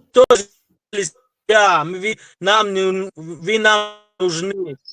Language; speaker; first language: Russian; non-native, local second language; Tajik